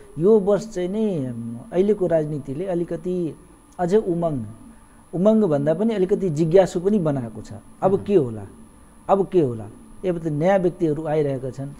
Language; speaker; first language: Nepali; non-native, local second language; Awadhi